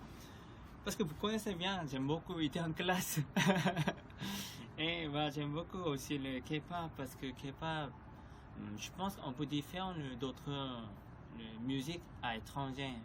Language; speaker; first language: French; non-native, learner; Korean